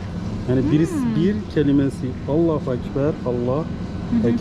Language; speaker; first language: Turkish; non-native, learner; Persian